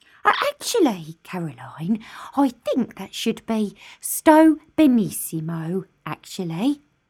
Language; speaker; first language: English; native; English